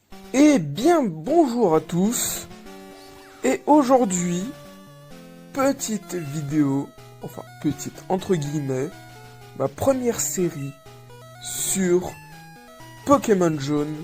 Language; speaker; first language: French; native; French